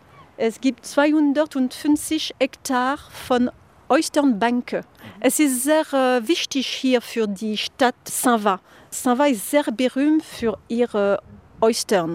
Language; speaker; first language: German; non-native, fluent; French